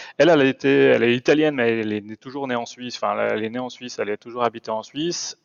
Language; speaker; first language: French; native; French